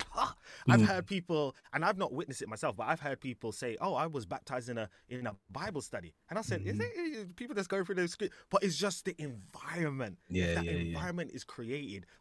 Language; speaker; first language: English; native; English